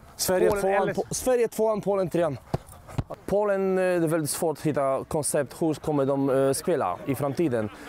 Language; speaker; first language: Swedish; non-native, fluent; Polish